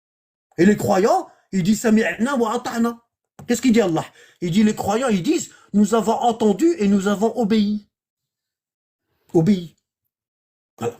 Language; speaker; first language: French; native; French